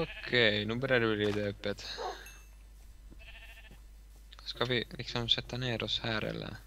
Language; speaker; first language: Swedish; non-native, local second language; Finnish